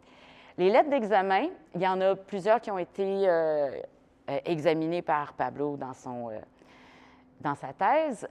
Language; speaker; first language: French; native; French